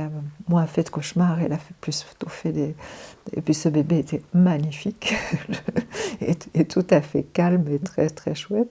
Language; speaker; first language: French; native; French